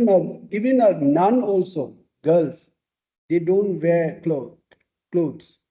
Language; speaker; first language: English; non-native, fluent; Tibetan